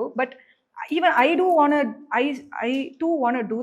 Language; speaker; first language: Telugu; non-native, learner; Tamil